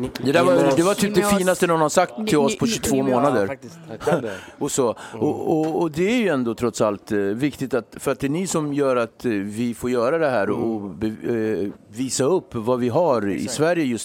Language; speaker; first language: Swedish; native; Swedish